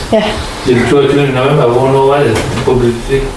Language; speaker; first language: Danish; non-native, learner; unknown